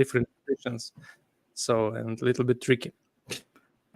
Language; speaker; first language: English; non-native, fluent; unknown